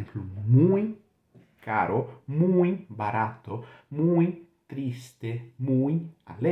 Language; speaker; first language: Spanish; non-native, fluent; Portuguese